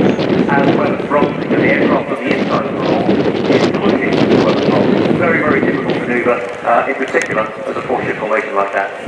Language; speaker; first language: English; native; English